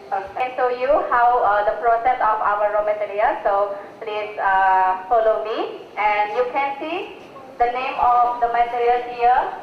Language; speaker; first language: English; non-native, local second language; Indonesian